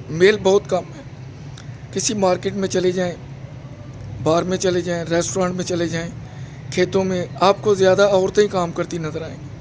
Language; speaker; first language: Urdu; non-native, local second language; Punjabi